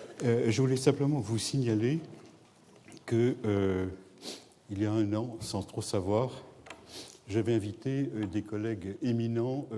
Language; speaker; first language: French; native; French